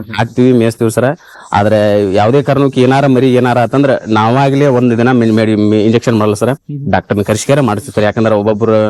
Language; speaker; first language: Kannada; native; Kannada